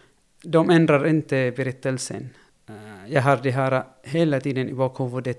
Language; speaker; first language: Swedish; non-native, fluent; Arabic